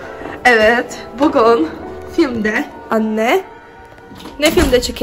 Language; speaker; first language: Turkish; non-native, learner; Polish